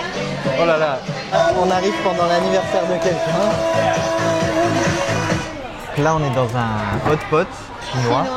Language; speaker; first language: French; native; French